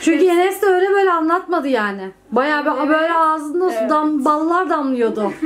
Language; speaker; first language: Turkish; native; Turkish